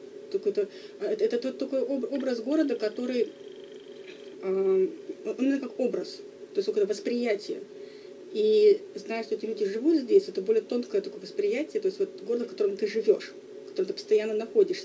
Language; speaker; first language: Russian; native; Russian